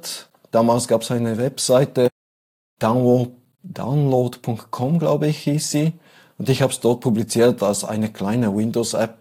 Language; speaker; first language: German; non-native, fluent; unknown